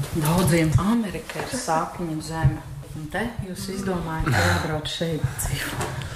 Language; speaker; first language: Latvian; native; Latvian